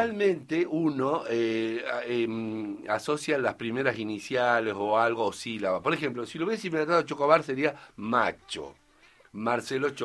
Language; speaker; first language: Spanish; native; Spanish